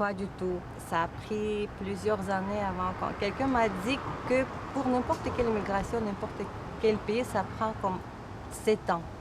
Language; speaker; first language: French; non-native, fluent; Russian